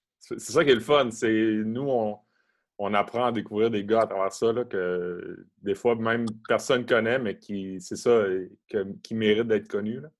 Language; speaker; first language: French; native; French